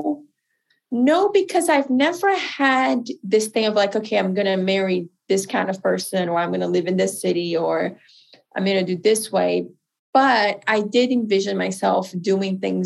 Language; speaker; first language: English; non-native, fluent; Portuguese